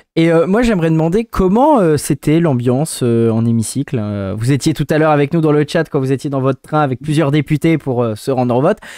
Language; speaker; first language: French; native; French